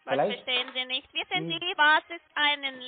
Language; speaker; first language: German; non-native, learner; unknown